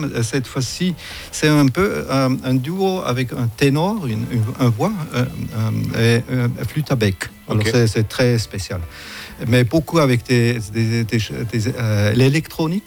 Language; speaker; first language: French; non-native, fluent; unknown